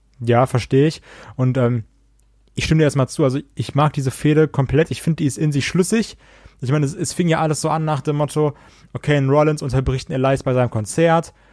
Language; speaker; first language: German; native; German